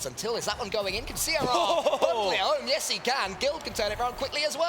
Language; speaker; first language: English; native; English